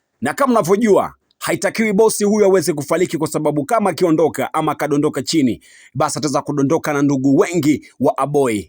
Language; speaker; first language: Swahili; native; Swahili